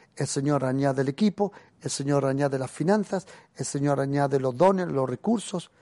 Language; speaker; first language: Spanish; early bilingual, other home language; German